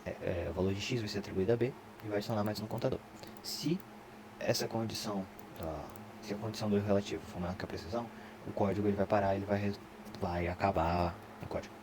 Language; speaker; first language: Portuguese; native; Portuguese